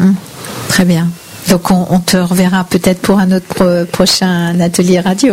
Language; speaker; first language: French; native; French